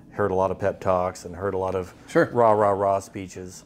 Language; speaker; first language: English; native; English